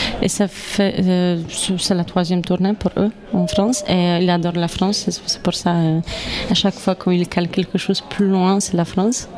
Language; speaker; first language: French; non-native, fluent; Polish